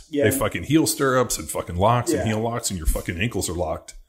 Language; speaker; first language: English; native; English